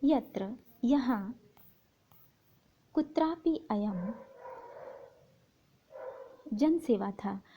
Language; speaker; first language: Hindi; native; Hindi